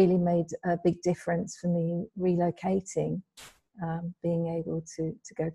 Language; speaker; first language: English; native; English